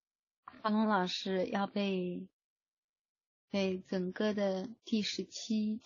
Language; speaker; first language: Chinese; native; Chinese